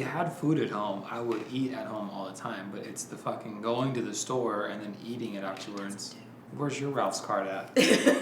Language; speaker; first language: English; native; English